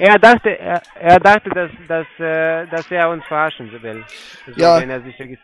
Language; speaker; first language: German; non-native, fluent; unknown